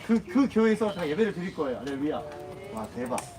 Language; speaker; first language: Korean; native; Korean